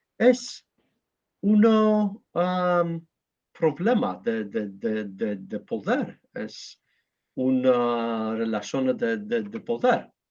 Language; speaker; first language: Spanish; non-native, learner; Greek